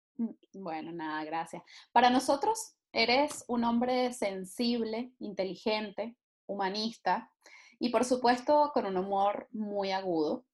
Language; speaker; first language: Spanish; native; Spanish